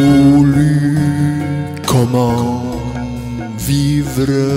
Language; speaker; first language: French; non-native, fluent; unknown